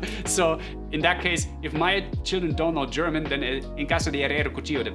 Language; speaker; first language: Spanish; non-native, fluent; German